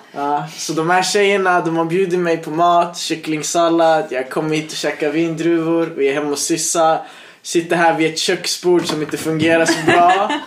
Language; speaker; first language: Swedish; early bilingual, other home language; Persian